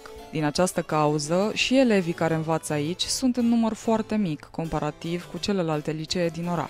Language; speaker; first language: Romanian; native; Romanian